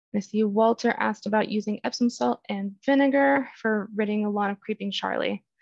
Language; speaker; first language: English; native; English